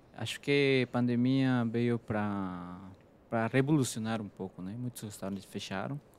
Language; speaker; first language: Portuguese; non-native, fluent; Spanish